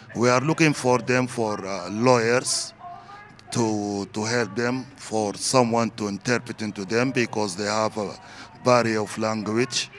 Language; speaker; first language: English; non-native, learner; Arabic